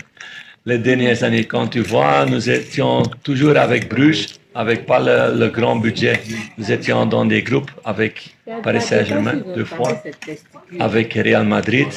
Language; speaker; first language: French; non-native, fluent; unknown